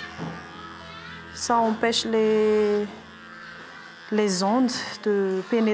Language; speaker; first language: French; non-native, local second language; Malagasy